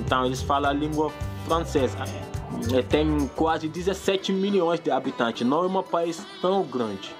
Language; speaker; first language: Portuguese; non-native, fluent; Wolof